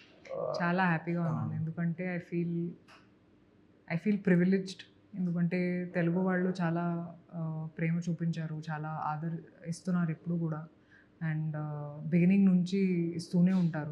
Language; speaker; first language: Telugu; non-native, fluent; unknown